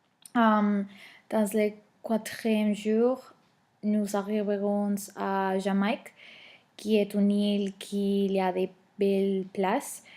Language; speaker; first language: French; non-native, learner; Spanish